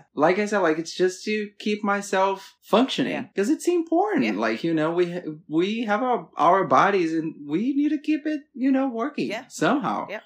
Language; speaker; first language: English; non-native, fluent; Portuguese